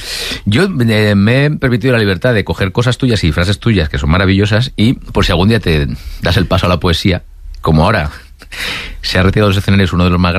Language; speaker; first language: Spanish; native; Spanish